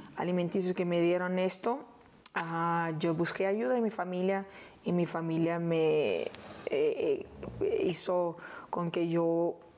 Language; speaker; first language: Spanish; non-native, fluent; Portuguese